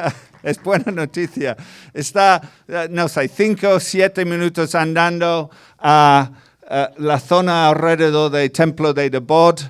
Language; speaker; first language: Spanish; non-native, fluent; English